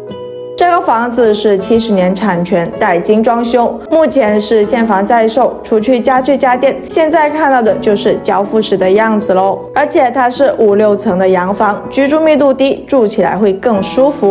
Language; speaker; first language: Chinese; native; Chinese